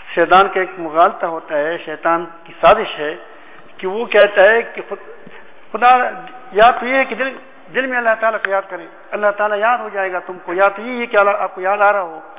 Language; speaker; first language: Urdu; native; Urdu